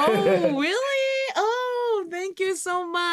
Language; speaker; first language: English; non-native, learner; Japanese